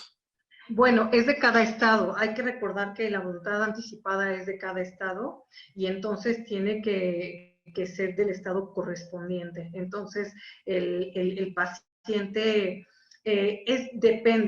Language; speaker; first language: Spanish; native; Spanish